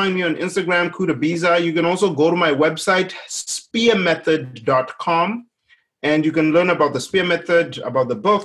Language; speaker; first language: English; non-native, local second language; Shona